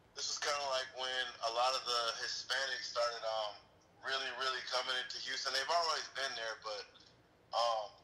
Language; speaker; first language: English; native; English